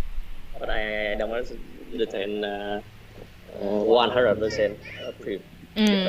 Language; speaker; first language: English; non-native, learner; Vietnamese